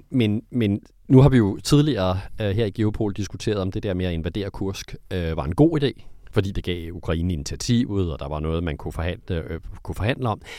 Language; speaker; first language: Danish; native; Danish